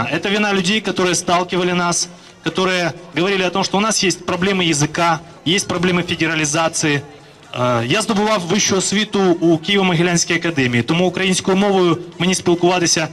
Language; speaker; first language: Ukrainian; non-native, local second language; Russian